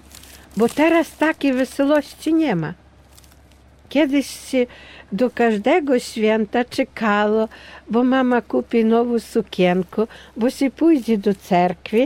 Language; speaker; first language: Polish; non-native, local second language; Ukrainian